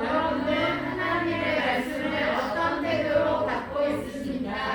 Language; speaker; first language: Korean; native; Korean